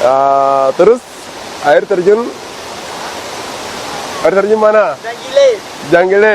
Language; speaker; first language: Indonesian; non-native, fluent; Arabic